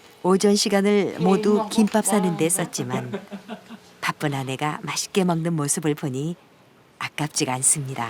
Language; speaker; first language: Korean; native; Korean